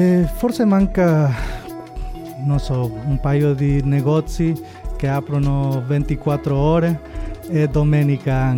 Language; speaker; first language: Italian; non-native, learner; Spanish